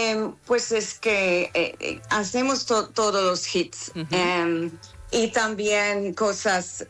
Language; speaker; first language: Spanish; non-native, learner; English